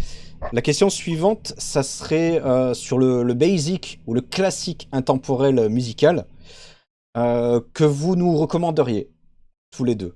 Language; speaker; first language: French; native; French